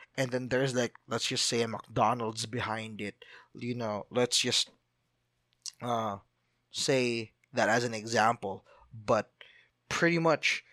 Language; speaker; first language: English; non-native, local second language; Filipino